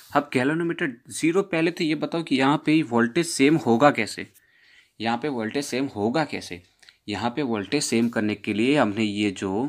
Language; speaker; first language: Hindi; non-native, local second language; Gujarati